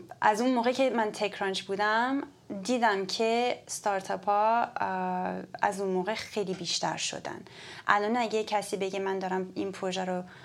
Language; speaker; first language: Persian; early bilingual, heritage; Persian